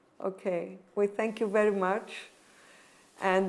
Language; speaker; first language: English; non-native, fluent; Greek